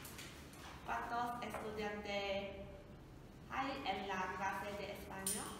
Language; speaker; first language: Spanish; non-native, learner; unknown